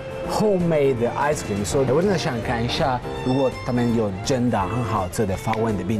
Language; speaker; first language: Chinese; non-native, fluent; Italian